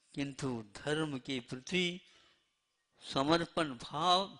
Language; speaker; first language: Hindi; non-native, local second language; Kannada